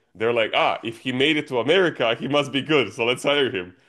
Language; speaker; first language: English; non-native, fluent; Croatian